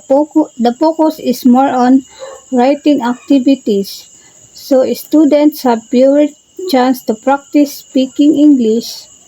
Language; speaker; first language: English; non-native, local second language; Filipino